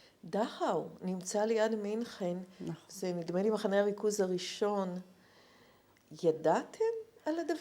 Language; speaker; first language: Hebrew; native; Hebrew